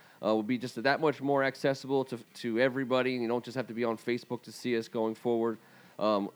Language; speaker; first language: English; native; English